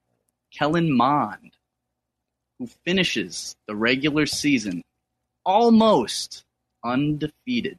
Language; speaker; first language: English; native; English